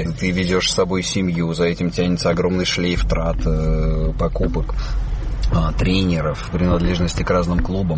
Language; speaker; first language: Russian; native; Russian